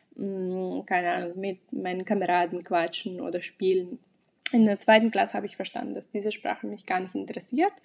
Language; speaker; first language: German; non-native, fluent; Russian